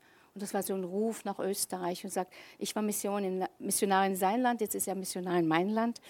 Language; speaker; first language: German; native; German